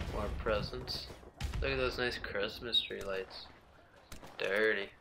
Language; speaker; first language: English; native; English